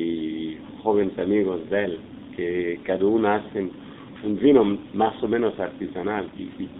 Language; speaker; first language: Spanish; non-native, fluent; English